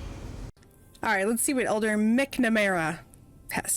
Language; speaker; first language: English; native; English